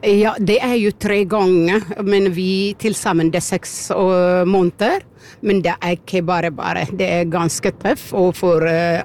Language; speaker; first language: Norwegian; non-native, learner; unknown